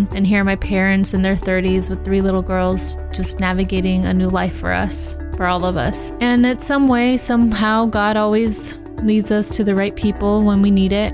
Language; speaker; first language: English; native; English